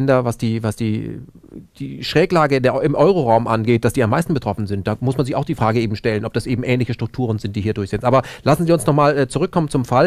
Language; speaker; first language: German; native; German